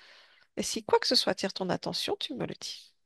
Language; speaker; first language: French; native; French